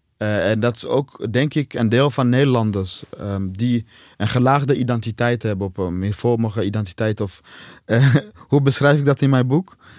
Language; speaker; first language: Dutch; non-native, fluent; Swahili